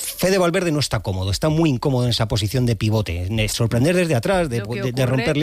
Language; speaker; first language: Spanish; native; Spanish